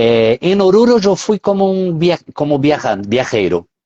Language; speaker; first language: Spanish; non-native, fluent; Portuguese